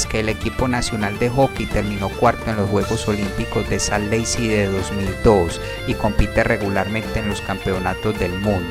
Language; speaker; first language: Spanish; native; Spanish